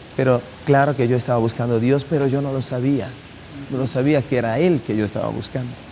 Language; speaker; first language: Spanish; non-native, fluent; Italian